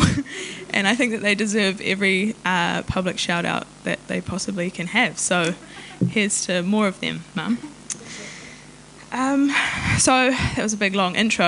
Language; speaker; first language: English; non-native, local second language; Māori